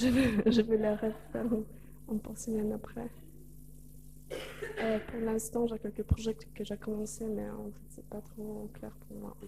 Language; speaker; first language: French; non-native, learner; Polish